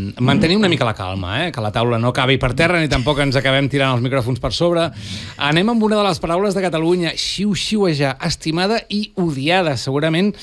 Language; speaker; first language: Catalan; native; Catalan